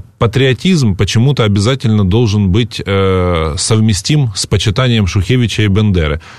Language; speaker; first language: Russian; native; Russian